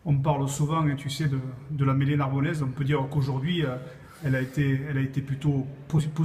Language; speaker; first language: French; native; French